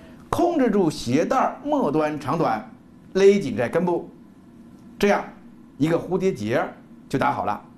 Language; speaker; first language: Chinese; native; Chinese